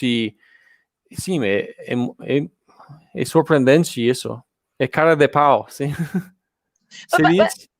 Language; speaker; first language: Portuguese; non-native, learner; English